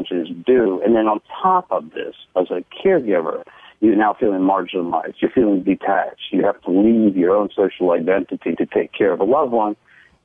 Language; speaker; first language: English; native; English